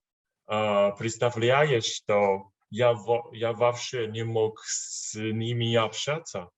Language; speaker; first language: Russian; non-native, learner; Chinese